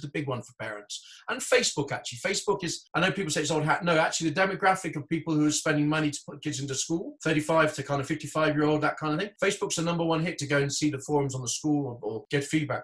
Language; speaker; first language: English; native; English